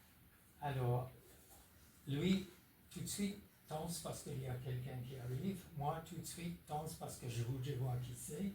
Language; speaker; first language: French; non-native, fluent; English